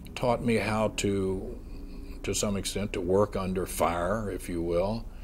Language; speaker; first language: English; native; English